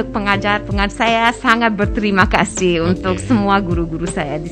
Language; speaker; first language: Indonesian; non-native, fluent; English